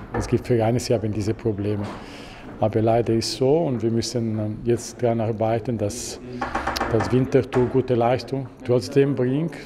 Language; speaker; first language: German; non-native, local second language; Italian